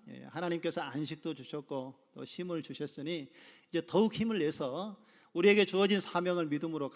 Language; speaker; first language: Korean; native; Korean